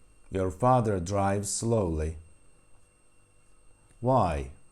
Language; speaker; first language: English; non-native, fluent; Turkish